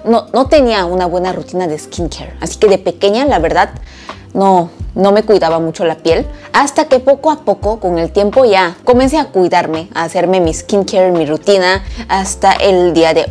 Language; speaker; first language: Spanish; non-native, fluent; Korean